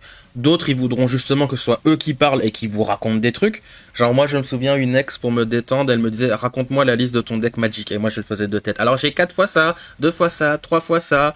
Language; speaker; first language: French; native; French